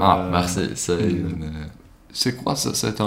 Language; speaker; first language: French; non-native, learner; Swedish